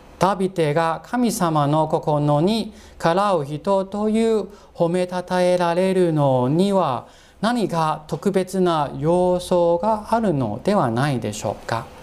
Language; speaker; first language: Japanese; non-native, fluent; Cantonese